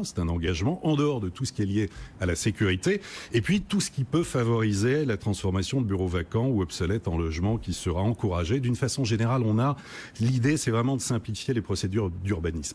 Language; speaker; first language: French; native; French